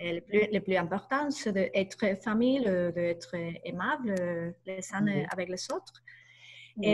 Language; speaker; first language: French; non-native, learner; Spanish